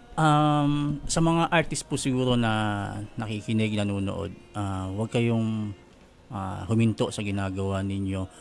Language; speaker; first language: Filipino; non-native, local second language; Bikol